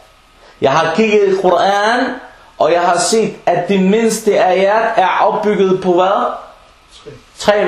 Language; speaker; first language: Danish; non-native, local second language; Arabic